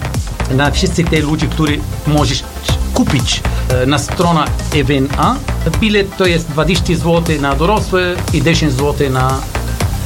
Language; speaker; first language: Polish; non-native, learner; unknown